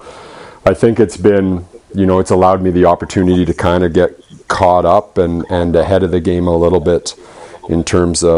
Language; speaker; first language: English; native; English